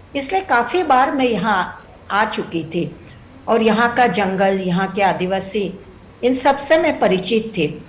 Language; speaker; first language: Hindi; non-native, local second language; Telugu